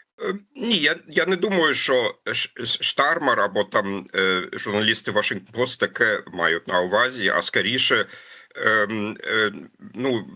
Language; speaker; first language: Ukrainian; non-native, fluent; German